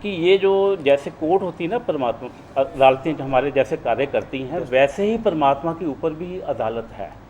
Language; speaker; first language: Hindi; non-native, local second language; Punjabi